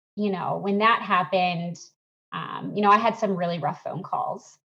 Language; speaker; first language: English; native; English